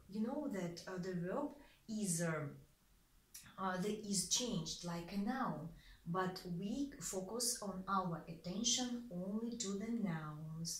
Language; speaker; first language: English; non-native, fluent; Russian